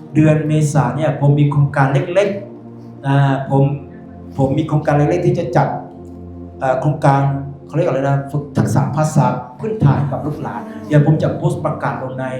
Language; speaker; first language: Thai; non-native, local second language; Pattani Malay